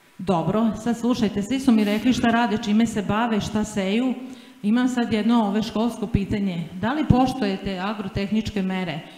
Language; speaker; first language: Serbian; native; Serbian